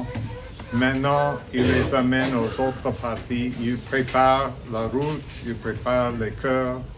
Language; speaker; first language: French; non-native, fluent; English